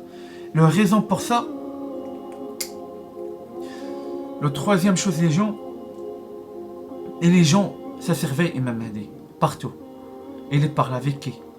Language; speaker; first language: French; non-native, learner; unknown